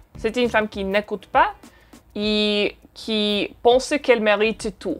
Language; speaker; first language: French; non-native, fluent; English